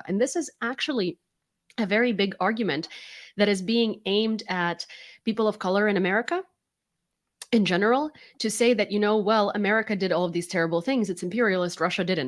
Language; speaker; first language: English; non-native, fluent; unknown